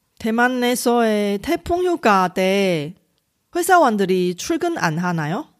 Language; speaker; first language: Korean; non-native, fluent; Chinese